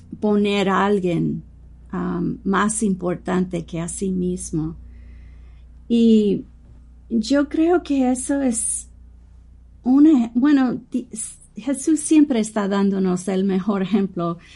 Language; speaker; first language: Spanish; non-native, fluent; English